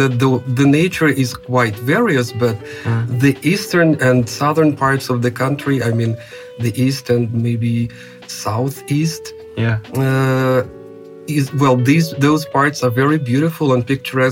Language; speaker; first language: English; non-native, fluent; Kazakh